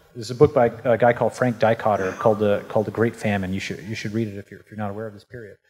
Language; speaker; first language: English; native; English